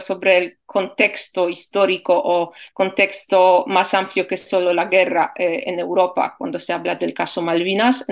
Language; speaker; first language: Spanish; non-native, fluent; Polish